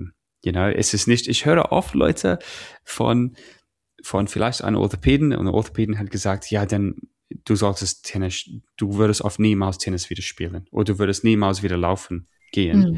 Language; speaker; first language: German; non-native, learner; English